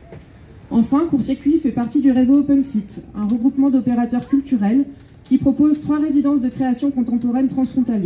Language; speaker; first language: French; native; French